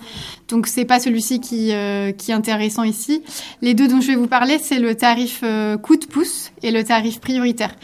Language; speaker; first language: French; native; French